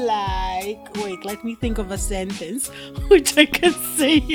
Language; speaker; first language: English; non-native, fluent; Slovenian